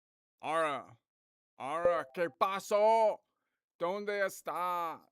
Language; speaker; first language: Spanish; non-native, learner; English